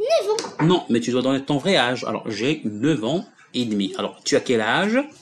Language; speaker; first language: French; non-native, local second language; Arabic